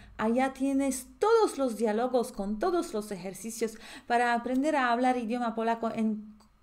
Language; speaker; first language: Spanish; non-native, fluent; Polish